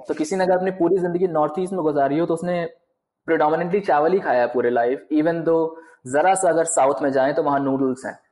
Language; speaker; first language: Hindi; native; Hindi